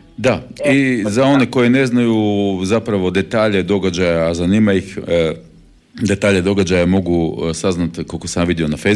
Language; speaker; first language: Serbian; native; Serbian